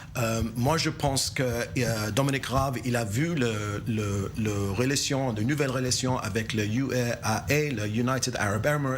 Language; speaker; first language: French; non-native, learner; English